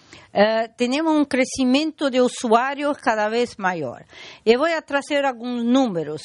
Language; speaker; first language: Spanish; non-native, learner; Portuguese